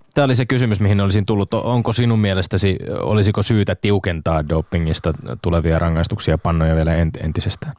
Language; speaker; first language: Finnish; native; Finnish